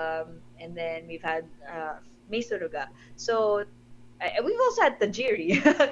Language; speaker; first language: English; non-native, local second language; Filipino